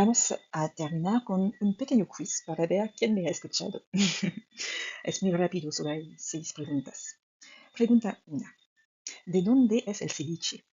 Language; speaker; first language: Spanish; non-native, fluent; French